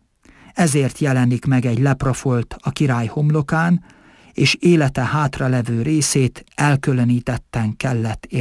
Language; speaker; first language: Hungarian; native; Hungarian